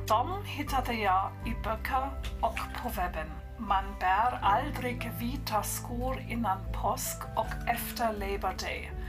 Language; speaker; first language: Swedish; non-native, fluent; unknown